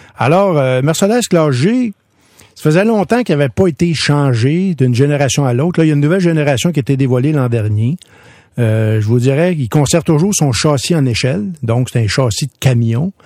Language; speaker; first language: French; native; French